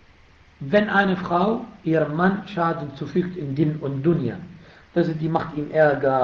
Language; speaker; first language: German; non-native, fluent; Arabic